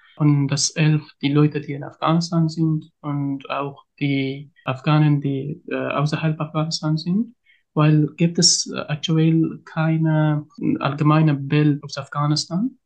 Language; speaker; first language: German; non-native, learner; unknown